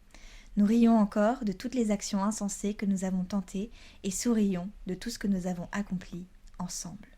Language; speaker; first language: French; native; French